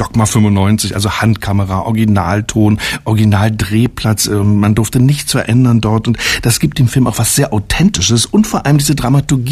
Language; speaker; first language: German; native; German